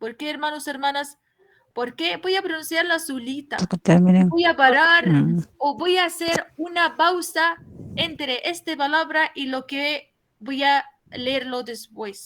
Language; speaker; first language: Spanish; non-native, fluent; Arabic